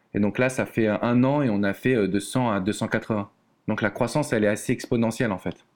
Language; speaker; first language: French; native; French